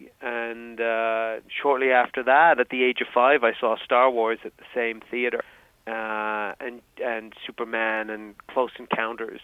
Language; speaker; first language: English; native; English